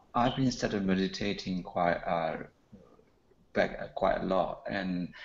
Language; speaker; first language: English; non-native, learner; Burmese